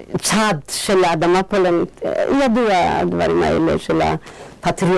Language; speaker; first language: Hebrew; non-native, fluent; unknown